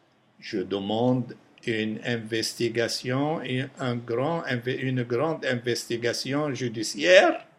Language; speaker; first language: French; non-native, local second language; Arabic